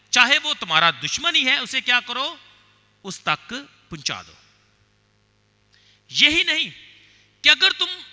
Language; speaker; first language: Urdu; non-native, local second language; Punjabi